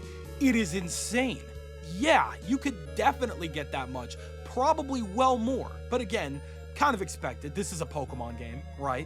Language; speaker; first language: English; native; English